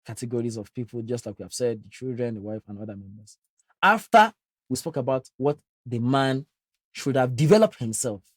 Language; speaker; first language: English; non-native, local second language; Yoruba